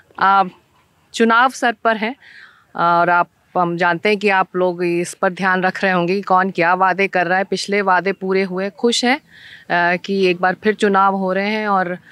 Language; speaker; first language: Hindi; native; Hindi